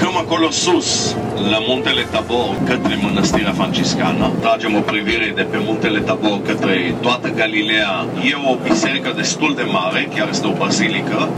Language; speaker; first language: Romanian; early bilingual, heritage; Romanian